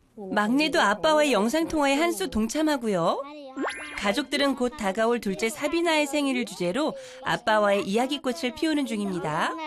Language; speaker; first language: Korean; native; Korean